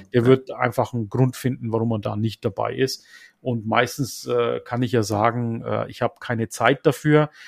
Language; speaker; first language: German; early bilingual, other home language; Turkish